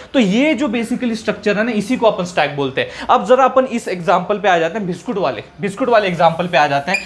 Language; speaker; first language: Hindi; non-native, local second language; Marathi